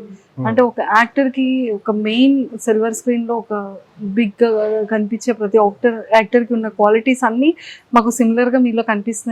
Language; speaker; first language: Telugu; native; Telugu